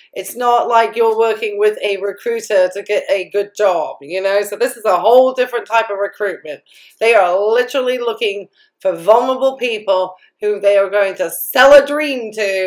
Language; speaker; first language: English; native; English